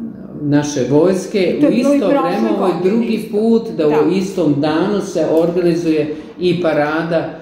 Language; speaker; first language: Serbian; native; Serbian